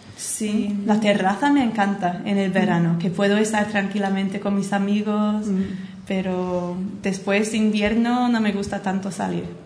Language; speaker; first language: Spanish; non-native, fluent; English